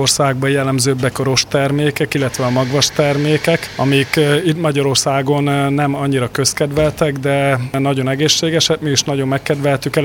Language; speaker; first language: Hungarian; native; Hungarian